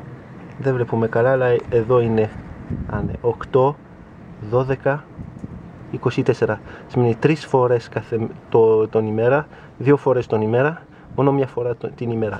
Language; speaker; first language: Greek; non-native, learner; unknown